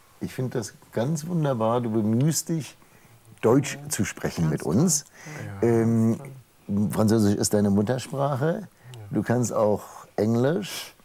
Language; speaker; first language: German; native; German